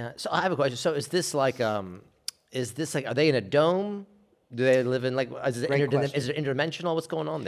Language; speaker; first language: English; native; English